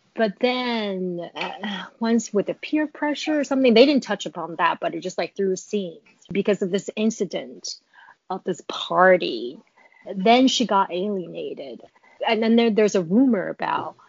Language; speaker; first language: English; non-native, fluent; Chinese